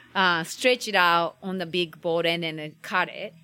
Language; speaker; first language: English; non-native, learner; Japanese